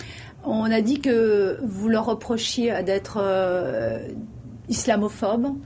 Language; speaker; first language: French; native; French